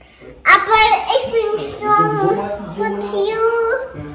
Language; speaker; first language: German; early bilingual, other home language; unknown